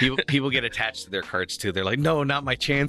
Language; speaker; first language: English; native; English